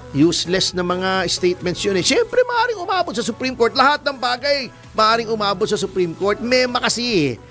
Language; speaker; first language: Filipino; native; Filipino